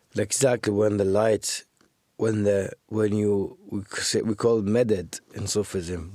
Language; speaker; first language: English; non-native, fluent; Arabic